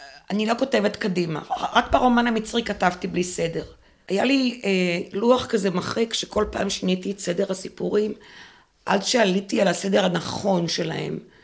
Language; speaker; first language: Hebrew; non-native, local second language; French